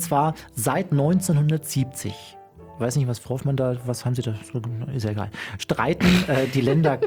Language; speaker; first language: German; native; German